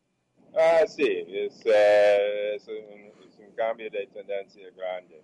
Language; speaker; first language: Portuguese; non-native, fluent; English